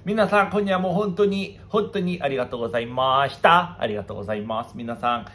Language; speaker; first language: Japanese; non-native, learner; Korean